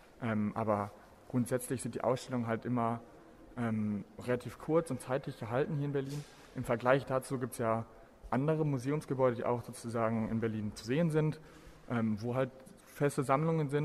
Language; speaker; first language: German; native; German